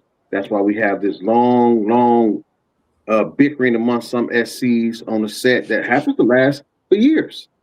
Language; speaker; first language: English; native; English